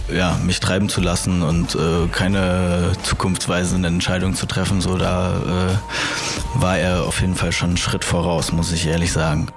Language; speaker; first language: German; native; German